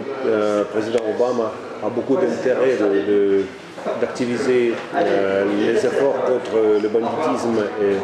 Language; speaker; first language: French; non-native, fluent; Russian